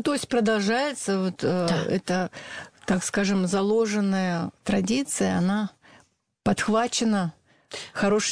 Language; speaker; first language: Russian; native; Russian